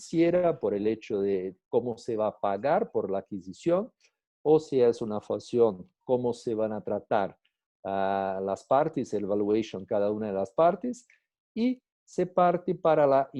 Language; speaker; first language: Spanish; non-native, fluent; Portuguese